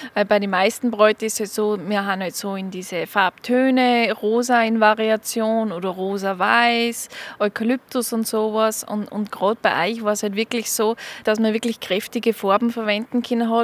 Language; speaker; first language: German; native; German